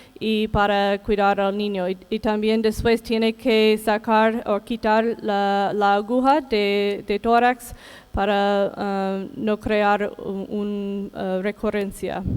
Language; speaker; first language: Spanish; non-native, fluent; English